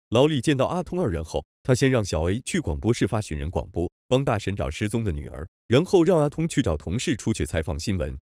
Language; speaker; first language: Chinese; native; Chinese